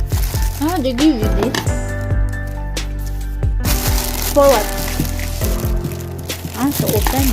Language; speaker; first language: English; non-native, local second language; Filipino